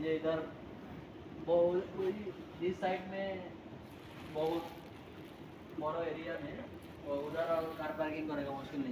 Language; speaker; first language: Hindi; non-native, learner; Bangla